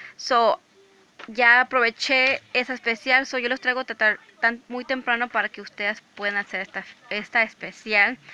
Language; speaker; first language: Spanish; early bilingual, heritage; English